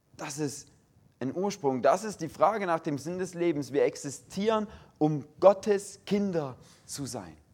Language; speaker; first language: German; native; German